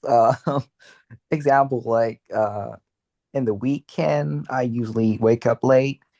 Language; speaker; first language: English; non-native, learner; Vietnamese